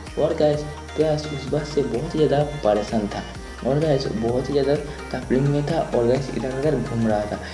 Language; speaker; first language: Hindi; non-native, local second language; Bangla